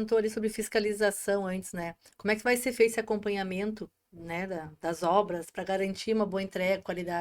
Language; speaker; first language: Portuguese; native; Portuguese